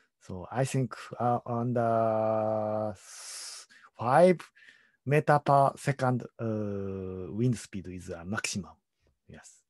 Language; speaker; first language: English; non-native, learner; Japanese